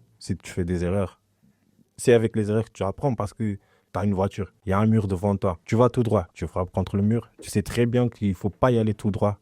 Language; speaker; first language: French; non-native, fluent; Portuguese